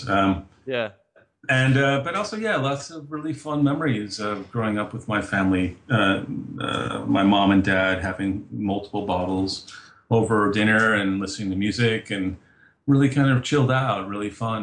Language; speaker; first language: English; native; English